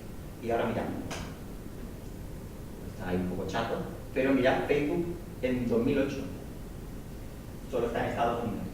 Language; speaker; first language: Spanish; native; Spanish